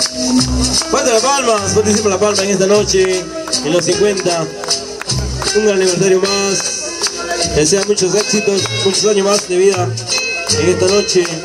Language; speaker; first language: Spanish; native; Spanish